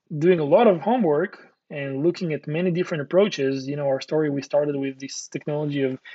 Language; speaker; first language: English; non-native, fluent; Hebrew